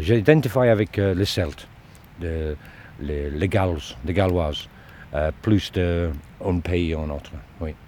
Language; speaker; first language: French; non-native, learner; English